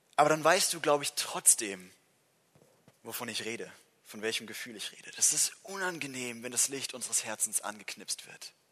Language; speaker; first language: German; non-native, fluent; English